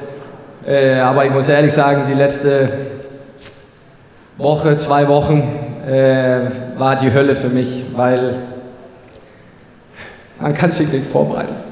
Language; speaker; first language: German; non-native, fluent; Danish